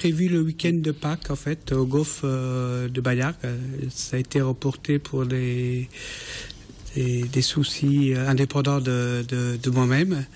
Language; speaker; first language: French; native; French